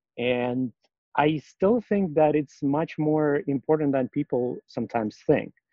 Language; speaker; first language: English; non-native, fluent; Russian